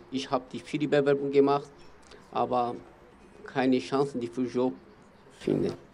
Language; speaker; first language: German; non-native, learner; Kurdish